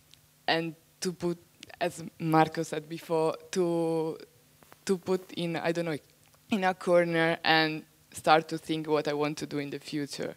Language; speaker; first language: English; non-native, fluent; Italian